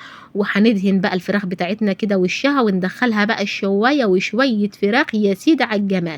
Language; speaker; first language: Arabic; native; Arabic